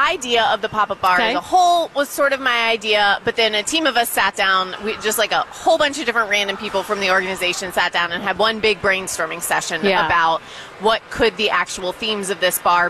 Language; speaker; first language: English; native; English